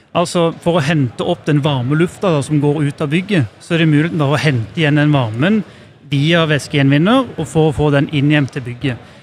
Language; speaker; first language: Norwegian; native; Norwegian